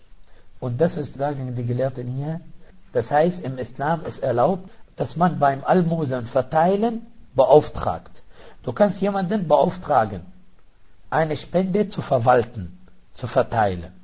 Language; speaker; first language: German; non-native, fluent; Arabic